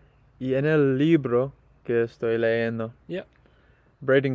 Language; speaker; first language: Spanish; non-native, learner; English